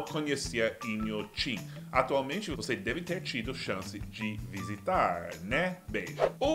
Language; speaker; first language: Portuguese; non-native, fluent; English